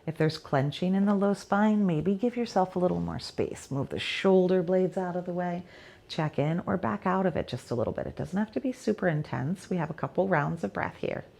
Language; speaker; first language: English; native; English